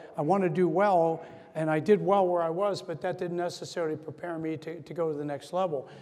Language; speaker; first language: English; native; English